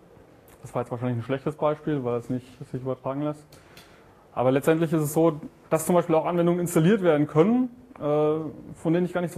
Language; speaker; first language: German; native; German